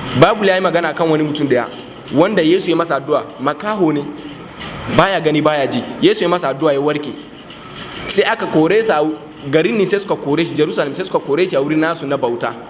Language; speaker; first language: Hausa; non-native, local second language; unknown